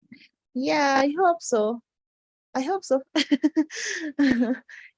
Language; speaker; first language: English; non-native, learner; Spanish